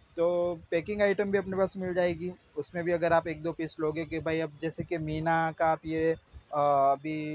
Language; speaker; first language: Hindi; non-native, local second language; Gujarati